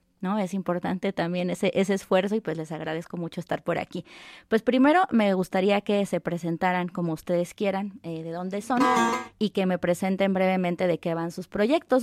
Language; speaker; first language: Spanish; native; Spanish